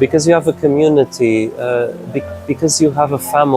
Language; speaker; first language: English; non-native, fluent; Portuguese